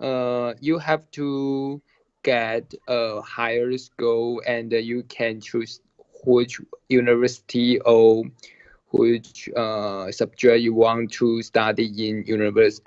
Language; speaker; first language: English; non-native, learner; Chinese